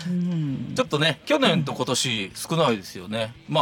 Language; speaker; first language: Japanese; native; Japanese